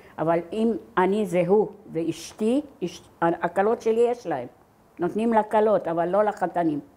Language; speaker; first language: Hebrew; non-native, fluent; Arabic